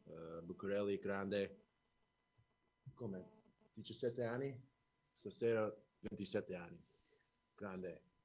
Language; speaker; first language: Italian; non-native, learner; English